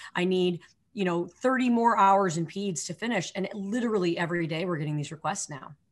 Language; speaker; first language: English; native; English